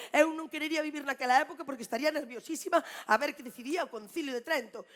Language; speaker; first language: Galician; native; Galician